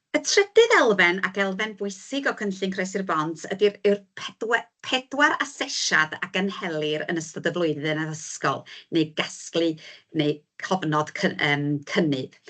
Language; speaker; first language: Welsh; native; Welsh